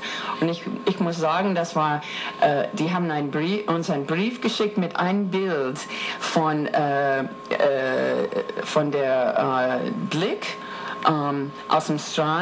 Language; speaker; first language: German; non-native, fluent; English